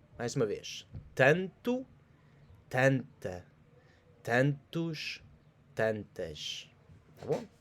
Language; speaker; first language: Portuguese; non-native, fluent; English